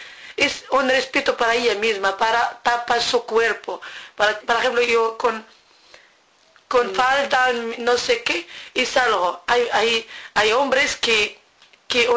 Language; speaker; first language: Spanish; non-native, learner; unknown